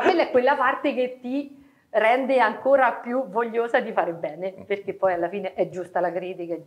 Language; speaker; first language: Italian; native; Italian